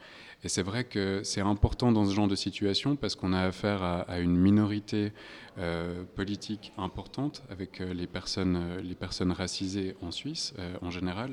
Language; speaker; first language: French; native; French